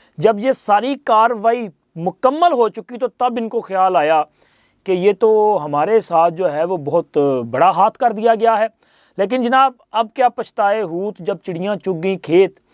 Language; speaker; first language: Urdu; non-native, local second language; Punjabi